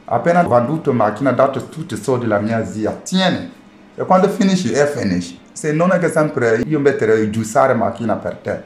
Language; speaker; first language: Italian; non-native, learner; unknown